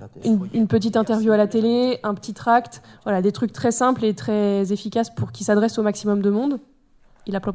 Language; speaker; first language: French; native; French